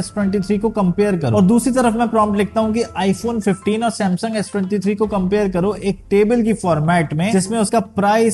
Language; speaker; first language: Hindi; native; Hindi